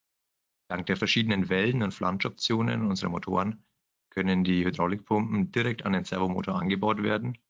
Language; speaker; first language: German; native; German